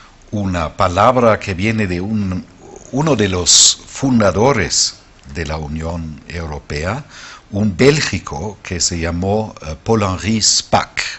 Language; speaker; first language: Spanish; non-native, fluent; German